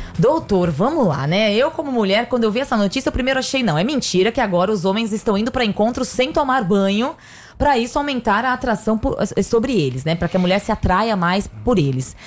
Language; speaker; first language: Portuguese; native; Portuguese